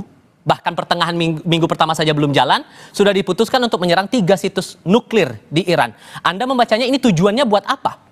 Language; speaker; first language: Indonesian; native; Indonesian